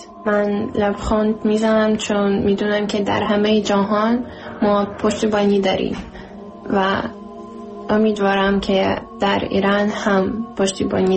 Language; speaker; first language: Persian; non-native, learner; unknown